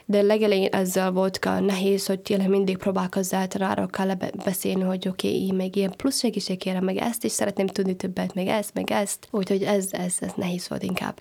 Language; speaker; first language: Hungarian; non-native, fluent; Somali